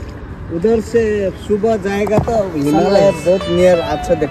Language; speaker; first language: Hindi; non-native, learner; Nepali